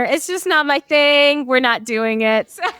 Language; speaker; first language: English; native; English